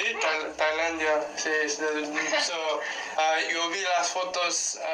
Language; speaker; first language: Spanish; non-native, learner; English